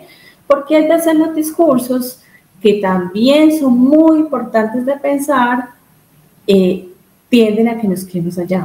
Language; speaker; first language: Spanish; native; Spanish